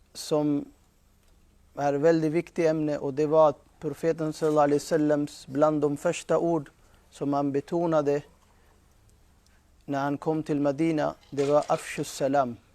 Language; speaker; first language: Swedish; non-native, fluent; Urdu